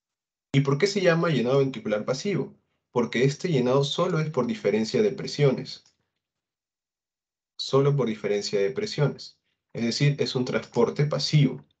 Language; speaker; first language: Spanish; native; Spanish